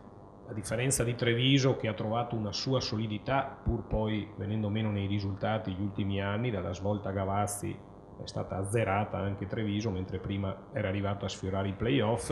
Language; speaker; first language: Italian; native; Italian